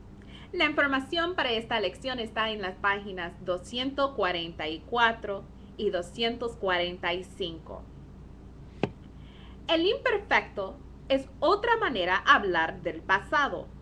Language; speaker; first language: Spanish; non-native, fluent; English